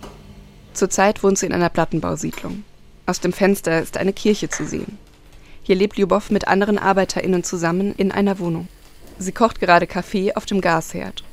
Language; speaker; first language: German; native; German